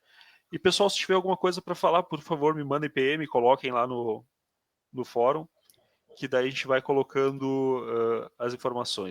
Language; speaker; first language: Portuguese; native; Portuguese